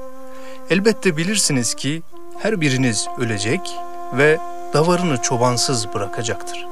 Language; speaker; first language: Turkish; native; Turkish